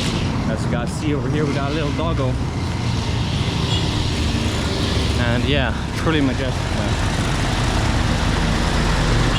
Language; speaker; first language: English; non-native, fluent; Finnish